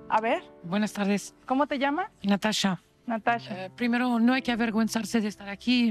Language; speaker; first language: Spanish; non-native, fluent; French